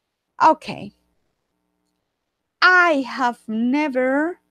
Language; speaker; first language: English; non-native, fluent; Spanish